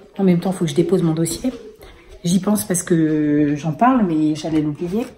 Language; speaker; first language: French; native; French